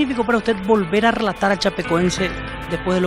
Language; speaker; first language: Spanish; native; Spanish